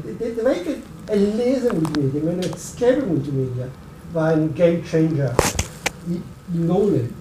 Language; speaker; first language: German; non-native, learner; Italian